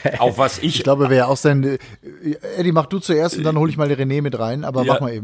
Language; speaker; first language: German; native; German